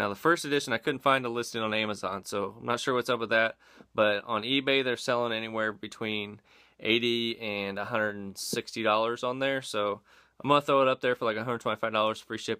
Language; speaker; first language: English; native; English